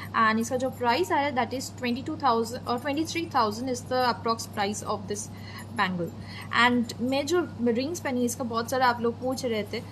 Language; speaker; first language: Hindi; non-native, local second language; Bangla